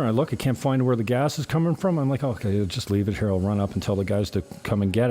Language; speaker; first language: English; native; English